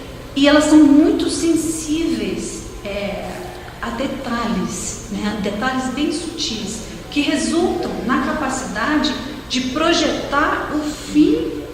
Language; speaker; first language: Portuguese; non-native, fluent; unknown